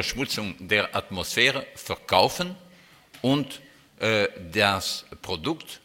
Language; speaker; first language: German; non-native, fluent; French